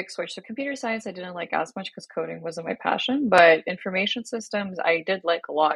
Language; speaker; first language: English; non-native, fluent; Georgian